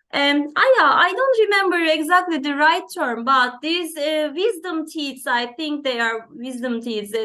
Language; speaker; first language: English; non-native, fluent; Turkish